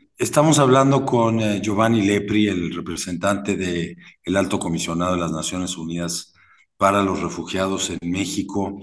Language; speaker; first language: Spanish; native; Spanish